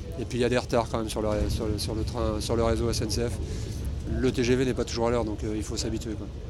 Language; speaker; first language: French; native; French